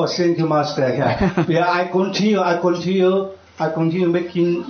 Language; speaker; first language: English; non-native, learner; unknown